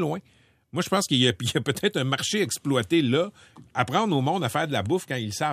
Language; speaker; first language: French; native; French